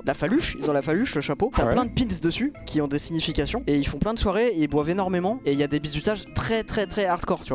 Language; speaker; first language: French; native; French